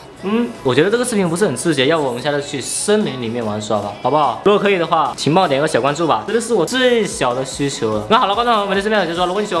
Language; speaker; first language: Chinese; native; Chinese